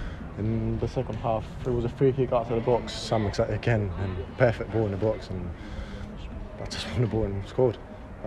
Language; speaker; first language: English; native; English